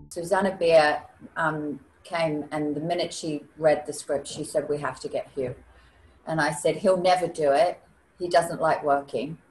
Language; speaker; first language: English; native; English